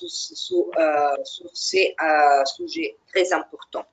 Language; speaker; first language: French; non-native, fluent; Italian